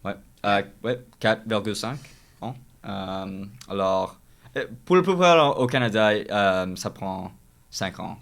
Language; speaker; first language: French; non-native, learner; English